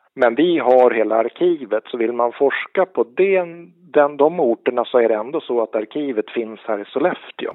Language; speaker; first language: Swedish; native; Swedish